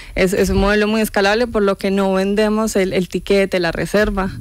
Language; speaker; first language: Spanish; native; Spanish